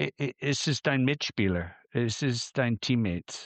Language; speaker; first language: German; non-native, fluent; English